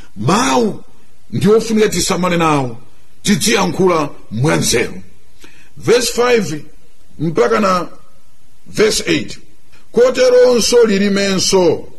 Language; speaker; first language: Nyanja; non-native, local second language; Tumbuka